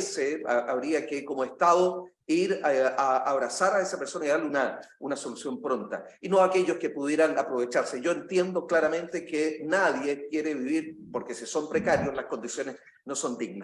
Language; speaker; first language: Spanish; native; Spanish